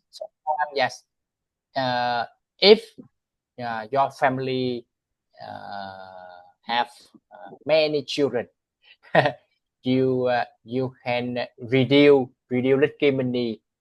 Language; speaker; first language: English; non-native, learner; Vietnamese